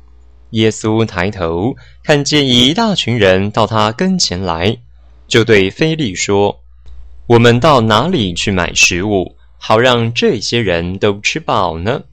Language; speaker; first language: Chinese; native; Chinese